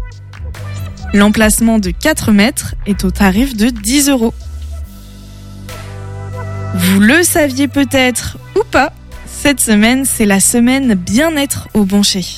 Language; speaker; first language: French; native; French